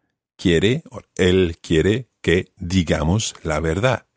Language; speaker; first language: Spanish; non-native, fluent; English